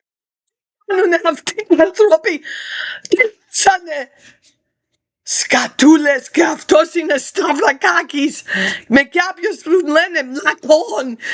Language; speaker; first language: Greek; early bilingual, heritage; English